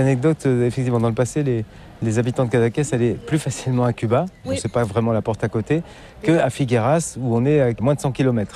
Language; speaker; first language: French; native; French